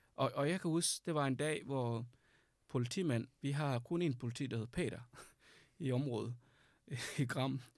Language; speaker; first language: Danish; non-native, fluent; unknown